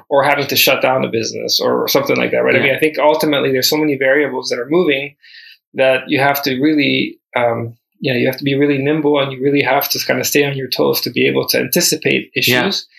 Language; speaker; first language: English; early bilingual, other home language; Spanish